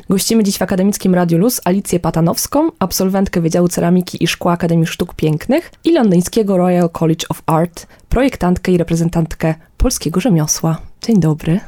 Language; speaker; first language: Polish; native; Polish